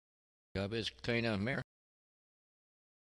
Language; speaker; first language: German; non-native, learner; English